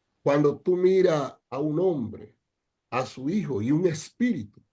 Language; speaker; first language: Spanish; non-native, fluent; English